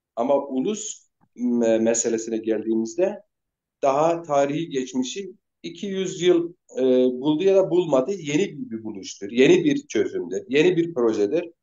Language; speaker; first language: Turkish; non-native, local second language; Zaza